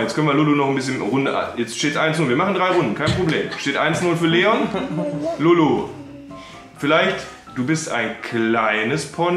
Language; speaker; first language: German; native; German